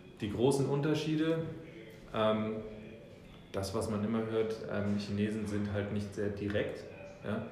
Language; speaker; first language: German; early bilingual, other home language; English